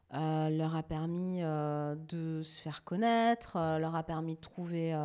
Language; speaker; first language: French; native; French